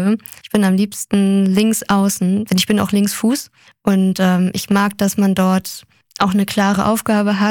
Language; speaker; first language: German; native; German